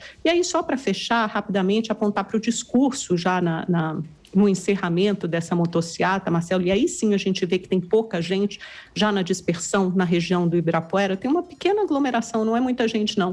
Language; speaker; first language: Portuguese; native; Portuguese